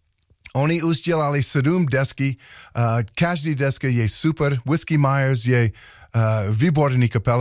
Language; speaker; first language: Czech; non-native, learner; English